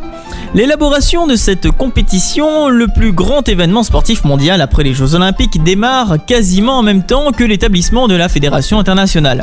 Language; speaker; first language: French; native; French